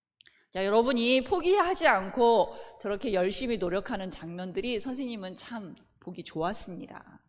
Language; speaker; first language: Korean; native; Korean